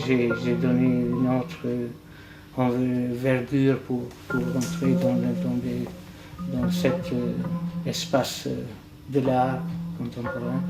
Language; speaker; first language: French; non-native, fluent; Albanian